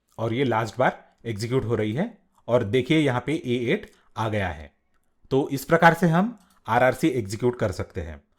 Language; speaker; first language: Hindi; non-native, local second language; Marathi